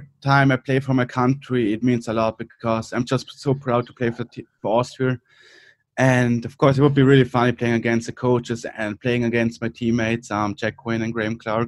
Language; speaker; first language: English; non-native, fluent; German